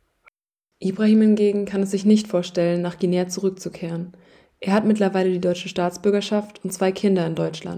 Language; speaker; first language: German; native; German